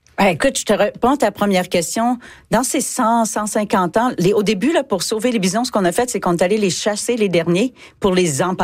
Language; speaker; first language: French; native; French